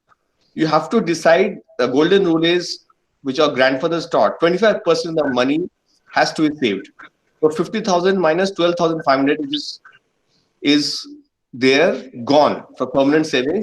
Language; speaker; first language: English; non-native, local second language; Bangla